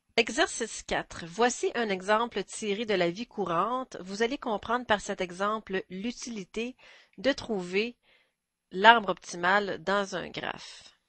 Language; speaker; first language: French; native; French